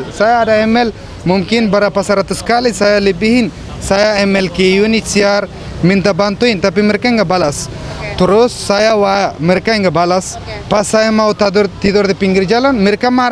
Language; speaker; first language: Indonesian; early bilingual, other home language; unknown